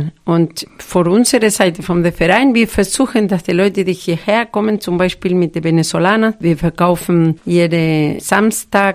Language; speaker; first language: German; non-native, fluent; Spanish